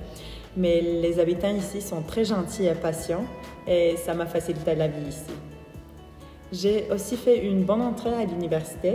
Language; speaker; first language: French; non-native, fluent; Turkish